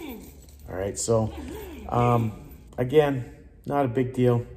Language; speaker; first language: English; native; English